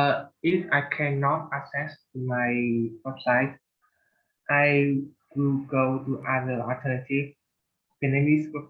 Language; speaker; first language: English; non-native, learner; Vietnamese